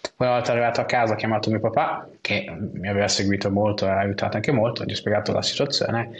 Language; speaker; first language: Italian; non-native, local second language; German